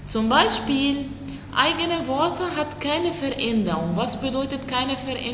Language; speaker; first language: German; non-native, fluent; Arabic